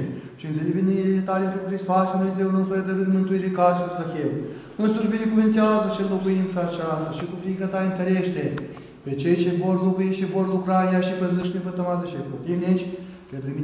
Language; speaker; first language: Romanian; native; Romanian